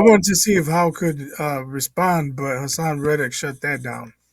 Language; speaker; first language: English; native; English